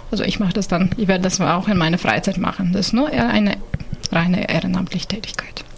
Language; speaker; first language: German; non-native, fluent; Ukrainian